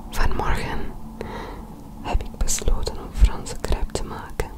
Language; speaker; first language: Dutch; non-native, learner; French